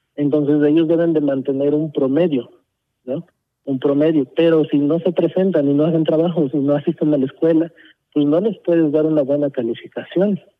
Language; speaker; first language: Spanish; early bilingual, heritage; Spanish